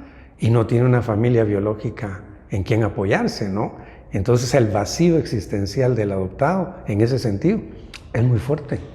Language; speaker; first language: Spanish; native; Spanish